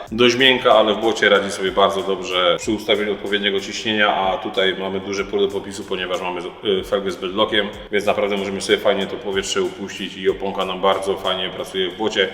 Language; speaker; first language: Polish; native; Polish